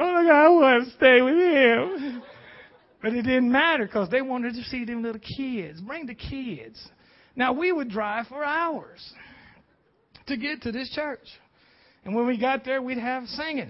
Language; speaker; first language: English; native; English